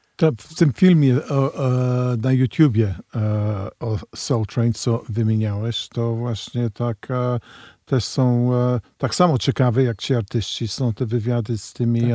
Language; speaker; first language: Polish; early bilingual, heritage; Polish